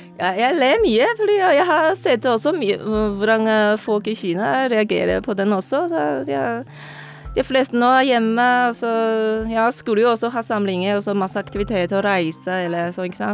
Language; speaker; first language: Norwegian; non-native, learner; Chinese